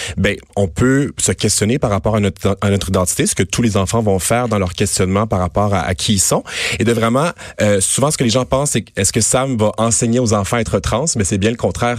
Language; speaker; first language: French; native; French